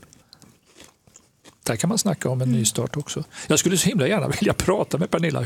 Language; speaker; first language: Swedish; native; Swedish